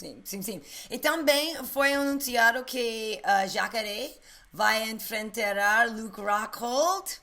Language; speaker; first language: Portuguese; non-native, learner; English